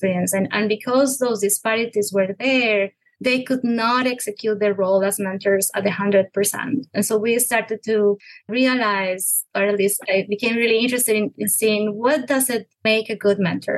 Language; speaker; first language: English; non-native, fluent; Spanish